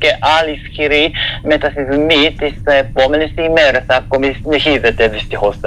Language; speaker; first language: Greek; non-native, fluent; Japanese